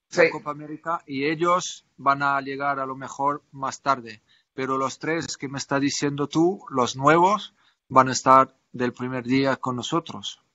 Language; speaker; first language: Spanish; non-native, fluent; French